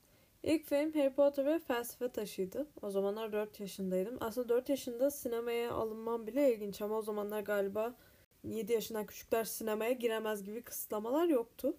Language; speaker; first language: Turkish; native; Turkish